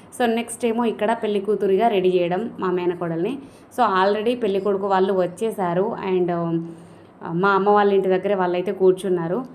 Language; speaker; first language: Telugu; non-native, local second language; Lambadi